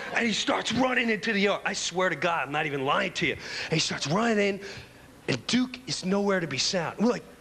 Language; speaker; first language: English; native; English